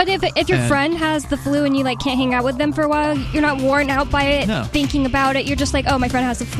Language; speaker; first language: English; native; English